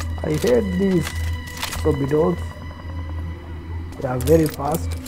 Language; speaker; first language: English; non-native, learner; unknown